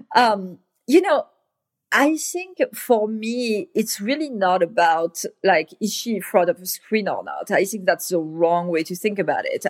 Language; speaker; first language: English; non-native, fluent; French